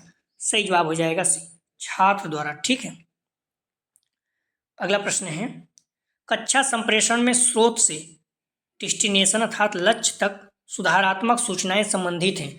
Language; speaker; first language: Hindi; native; Hindi